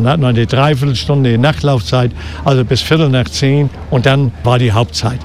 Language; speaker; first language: German; native; German